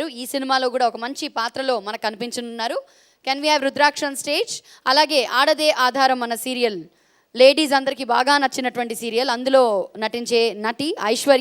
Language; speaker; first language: Telugu; native; Telugu